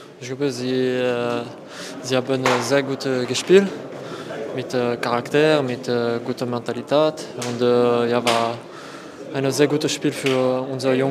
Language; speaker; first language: German; non-native, learner; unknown